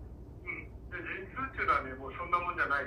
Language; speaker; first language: Japanese; native; Japanese